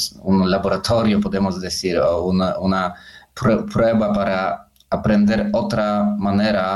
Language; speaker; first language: Spanish; non-native, learner; Polish